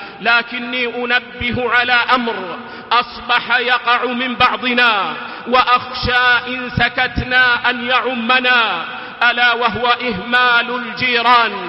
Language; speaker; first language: Arabic; native; Arabic